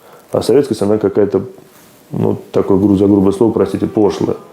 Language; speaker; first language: Russian; native; Russian